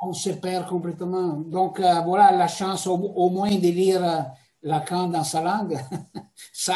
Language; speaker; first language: French; non-native, fluent; Italian